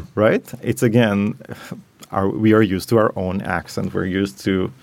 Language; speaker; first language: English; non-native, fluent; Hebrew